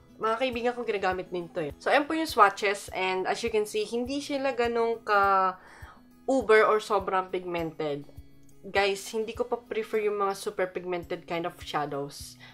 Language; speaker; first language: Filipino; native; Filipino